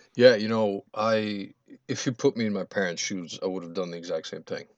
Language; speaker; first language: English; early bilingual, other home language; Albanian